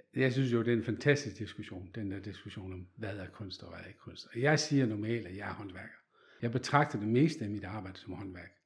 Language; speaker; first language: Danish; non-native, fluent; Dutch